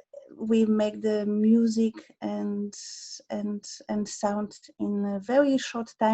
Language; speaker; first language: English; non-native, learner; Polish